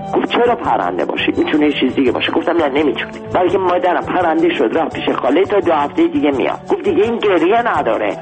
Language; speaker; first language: Persian; non-native, local second language; Armenian